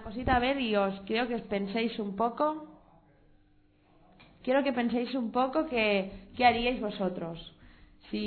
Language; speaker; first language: Spanish; native; Spanish